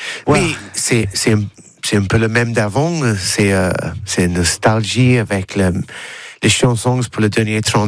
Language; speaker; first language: French; non-native, learner; English